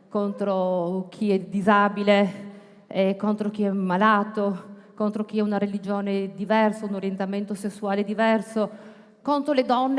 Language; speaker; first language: Italian; native; Italian